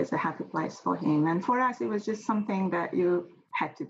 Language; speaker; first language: English; non-native, fluent; Hungarian